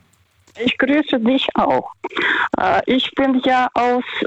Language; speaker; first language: German; non-native, fluent; Russian